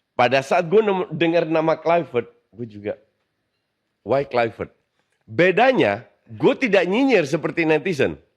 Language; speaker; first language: Indonesian; non-native, fluent; Dutch